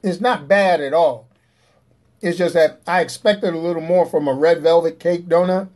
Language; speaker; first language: English; native; English